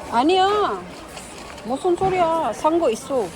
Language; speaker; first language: Korean; non-native, learner; Filipino